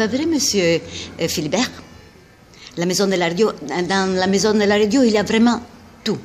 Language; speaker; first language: French; non-native, fluent; Italian